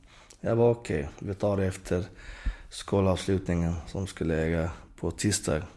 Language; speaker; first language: Swedish; non-native, fluent; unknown